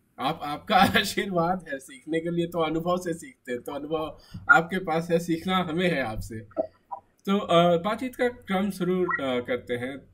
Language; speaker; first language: Hindi; native; Hindi